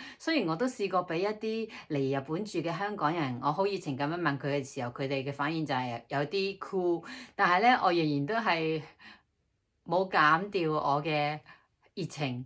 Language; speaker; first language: Cantonese; native; Cantonese